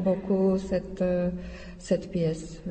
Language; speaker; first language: French; non-native, learner; Czech